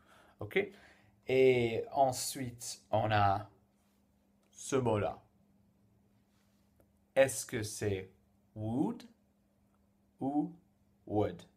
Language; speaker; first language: French; non-native, fluent; English